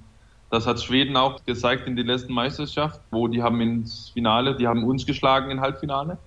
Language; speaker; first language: German; non-native, fluent; Danish